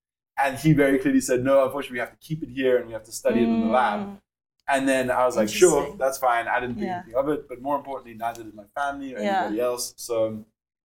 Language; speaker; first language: English; native; English